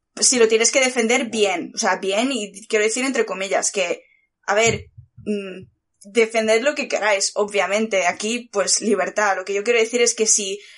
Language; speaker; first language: Spanish; early bilingual, other home language; Bulgarian